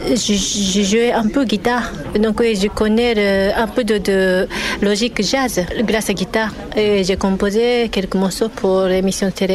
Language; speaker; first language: French; non-native, fluent; Japanese